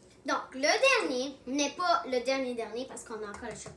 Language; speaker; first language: French; non-native, local second language; English